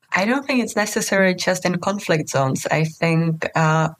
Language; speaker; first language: English; non-native, fluent; Czech